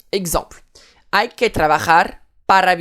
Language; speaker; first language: Spanish; non-native, fluent; French